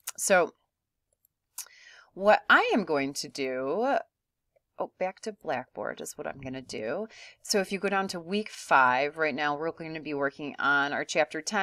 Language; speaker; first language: English; native; English